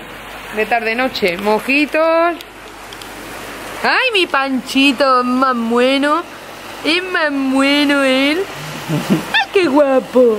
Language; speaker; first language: Spanish; native; Spanish